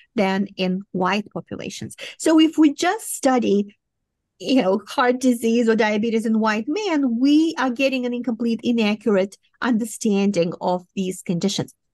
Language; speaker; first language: English; non-native, fluent; Romanian